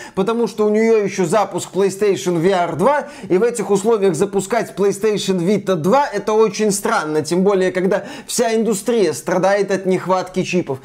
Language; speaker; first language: Russian; native; Russian